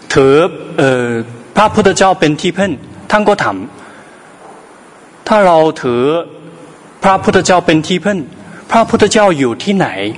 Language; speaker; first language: Thai; non-native, learner; Chinese